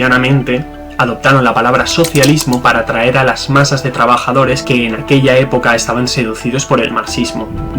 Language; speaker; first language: Spanish; native; Spanish